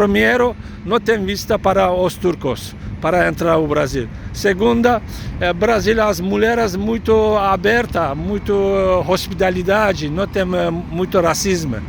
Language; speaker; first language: Portuguese; non-native, learner; Turkish